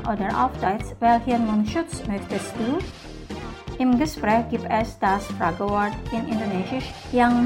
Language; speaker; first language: German; non-native, fluent; Indonesian